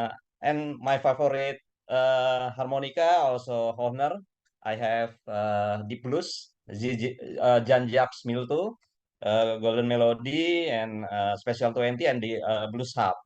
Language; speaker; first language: English; non-native, learner; Indonesian